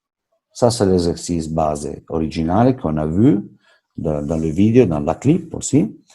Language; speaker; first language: French; non-native, fluent; Italian